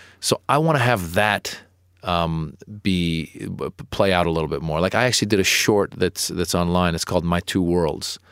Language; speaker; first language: English; early bilingual, other home language; Persian